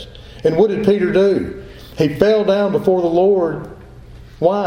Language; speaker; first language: English; native; English